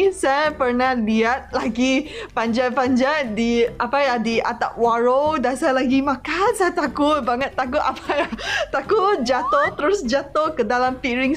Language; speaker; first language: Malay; non-native, local second language; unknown